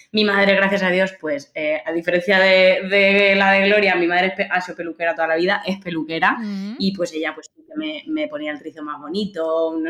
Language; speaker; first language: Spanish; native; Spanish